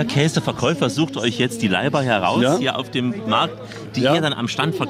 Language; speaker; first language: German; native; German